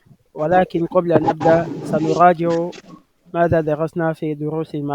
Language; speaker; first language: Arabic; non-native, fluent; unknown